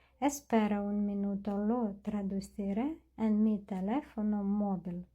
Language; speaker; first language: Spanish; non-native, learner; Ukrainian